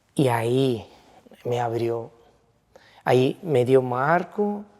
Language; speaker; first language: Spanish; non-native, fluent; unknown